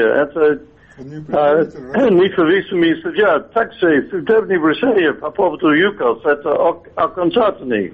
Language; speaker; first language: Russian; non-native, fluent; English